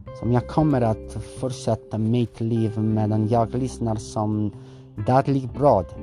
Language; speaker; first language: Swedish; non-native, learner; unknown